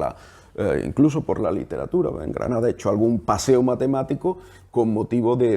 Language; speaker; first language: Spanish; native; Spanish